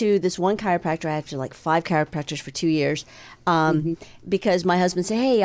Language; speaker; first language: English; native; English